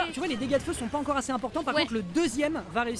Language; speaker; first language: French; native; French